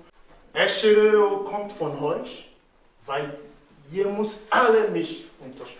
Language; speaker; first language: German; non-native, fluent; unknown